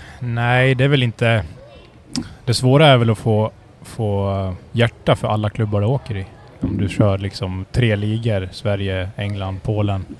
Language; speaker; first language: Swedish; native; Swedish